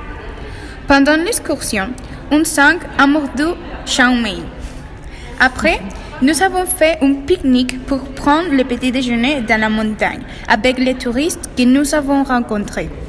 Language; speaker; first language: French; non-native, learner; Spanish